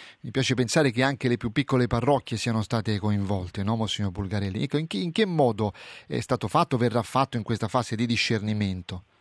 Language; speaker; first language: Italian; native; Italian